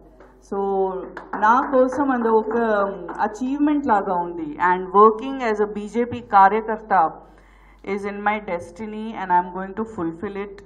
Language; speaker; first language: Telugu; non-native, learner; Gujarati